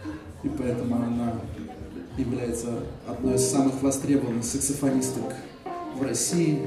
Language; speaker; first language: Russian; native; Russian